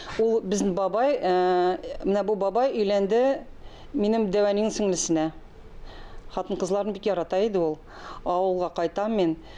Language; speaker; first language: Tatar; non-native, local second language; Russian